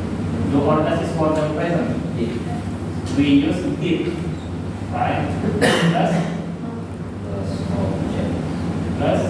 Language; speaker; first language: English; non-native, fluent; Indonesian